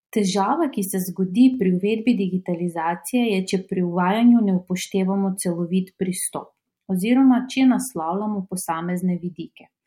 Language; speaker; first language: Slovenian; non-native, fluent; Macedonian